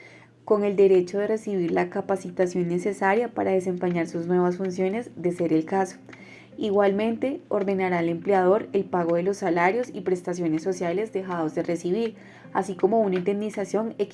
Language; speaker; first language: Spanish; native; Spanish